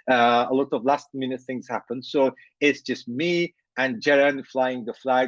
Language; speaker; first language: English; non-native, fluent; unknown